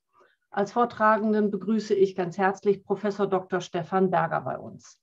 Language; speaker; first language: German; native; German